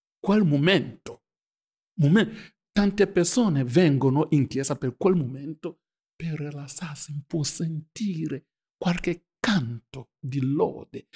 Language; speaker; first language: Italian; non-native, fluent; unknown